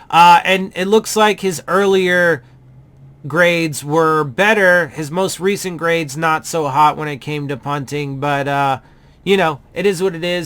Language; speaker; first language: English; native; English